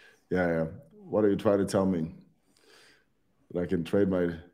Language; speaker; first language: English; non-native, fluent; Norwegian